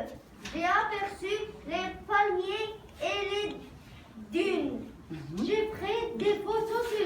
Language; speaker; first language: French; non-native, learner; Arabic